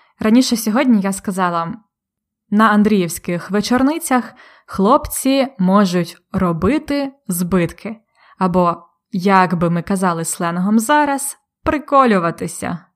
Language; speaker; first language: Ukrainian; native; Ukrainian